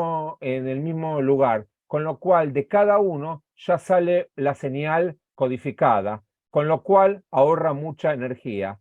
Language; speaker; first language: Spanish; native; Spanish